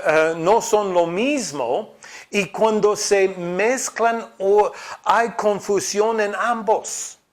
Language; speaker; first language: Spanish; non-native, fluent; English